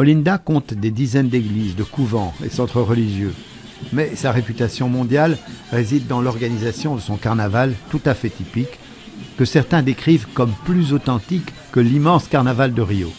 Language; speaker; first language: French; native; French